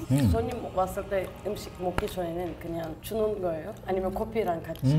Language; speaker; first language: Korean; non-native, fluent; Turkish